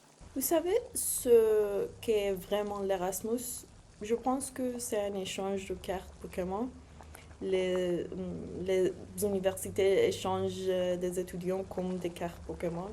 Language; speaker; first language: French; non-native, fluent; Persian